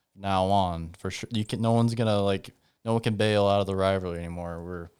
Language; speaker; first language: English; native; English